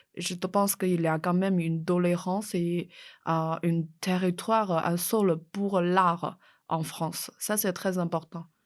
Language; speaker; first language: French; non-native, fluent; Chinese